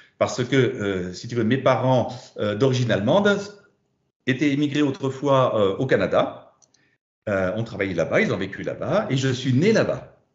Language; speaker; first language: French; non-native, fluent; German